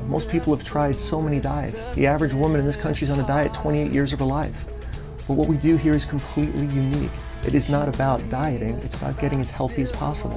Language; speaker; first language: English; native; English